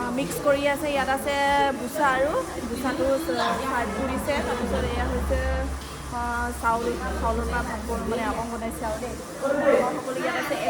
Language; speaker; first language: Assamese; non-native, local second language; Mising